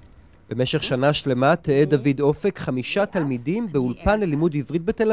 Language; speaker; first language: Hebrew; native; Hebrew